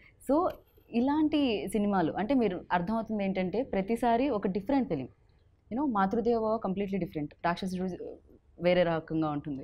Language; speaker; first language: Telugu; native; Telugu